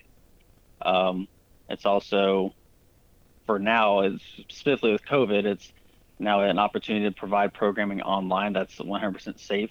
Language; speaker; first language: English; native; English